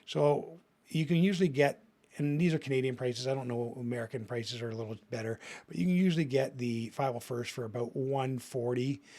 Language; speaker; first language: English; native; English